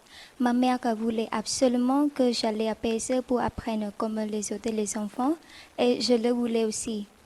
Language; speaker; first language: French; non-native, learner; Khmer